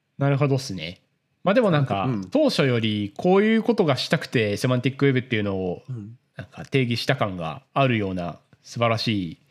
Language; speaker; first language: Japanese; native; Japanese